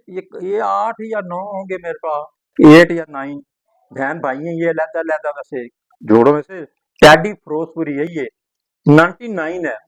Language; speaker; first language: Hindi; non-native, local second language; Punjabi